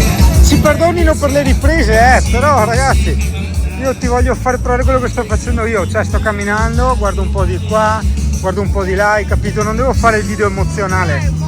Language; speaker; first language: Italian; native; Italian